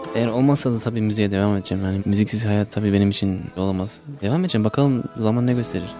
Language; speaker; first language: Turkish; early bilingual, heritage; Turkish